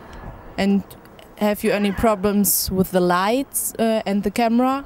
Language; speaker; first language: English; non-native, learner; German